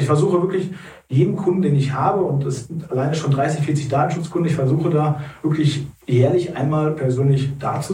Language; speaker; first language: German; native; German